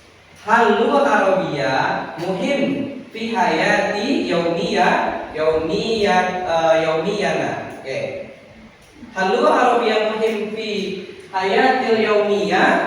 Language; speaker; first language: Arabic; non-native, fluent; Indonesian